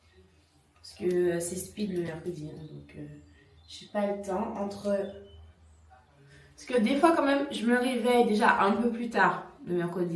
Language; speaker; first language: French; native; French